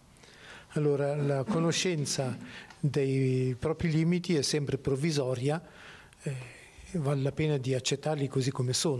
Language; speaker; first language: Italian; native; Italian